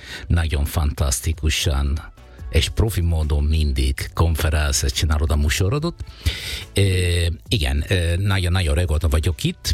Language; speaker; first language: Hungarian; non-native, fluent; Italian